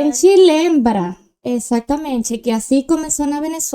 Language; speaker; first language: Portuguese; non-native, learner; Spanish